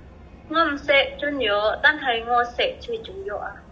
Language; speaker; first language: Cantonese; non-native, learner; Indonesian